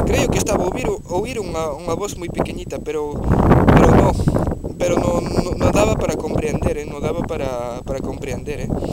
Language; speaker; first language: Spanish; non-native, fluent; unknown